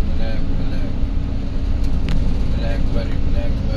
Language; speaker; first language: English; non-native, learner; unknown